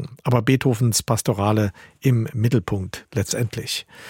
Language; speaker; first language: German; native; German